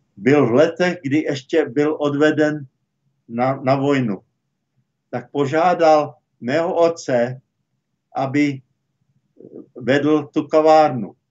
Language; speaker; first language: Czech; native; Czech